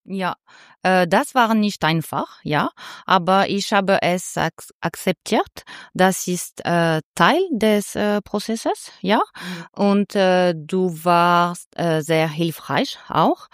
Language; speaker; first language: German; non-native, learner; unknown